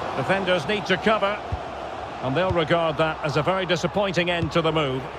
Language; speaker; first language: English; native; English